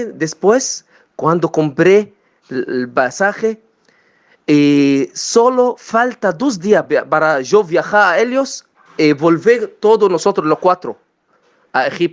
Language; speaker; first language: Spanish; non-native, learner; Arabic